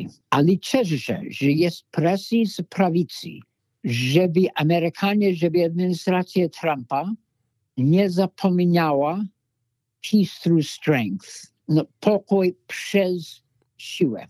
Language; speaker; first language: Polish; non-native, fluent; English